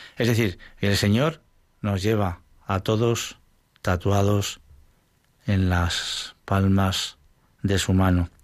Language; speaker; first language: Spanish; native; Spanish